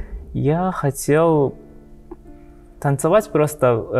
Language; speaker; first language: Russian; non-native, learner; Japanese